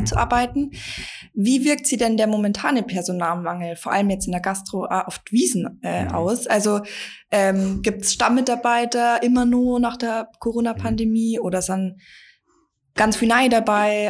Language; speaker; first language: German; native; German